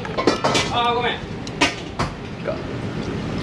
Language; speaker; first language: Japanese; native; Japanese